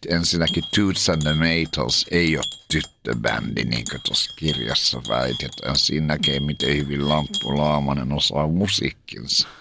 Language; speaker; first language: Finnish; native; Finnish